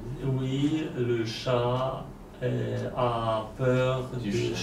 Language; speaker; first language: French; non-native, learner; Polish